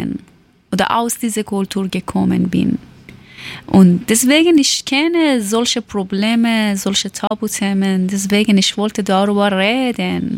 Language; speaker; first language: German; non-native, learner; Persian